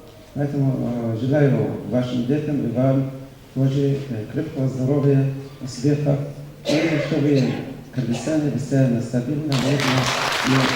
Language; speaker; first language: Russian; non-native, fluent; Arabic